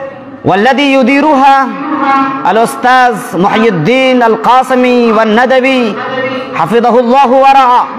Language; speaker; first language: Arabic; non-native, fluent; Urdu